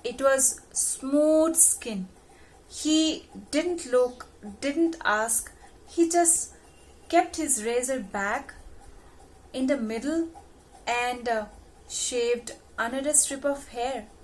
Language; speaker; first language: English; non-native, local second language; Hindi